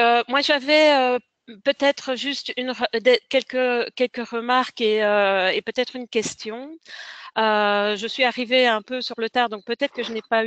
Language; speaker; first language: French; native; French